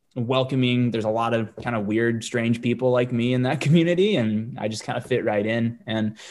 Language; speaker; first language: English; native; English